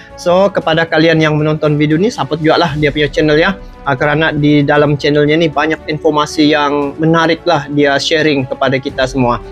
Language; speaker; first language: Malay; native; Malay